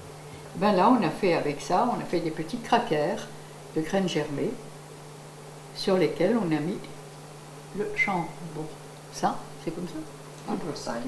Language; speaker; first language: French; native; French